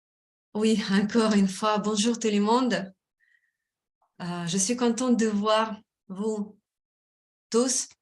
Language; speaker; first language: French; non-native, fluent; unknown